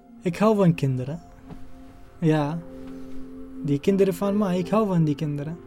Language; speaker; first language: Dutch; non-native, learner; Arabic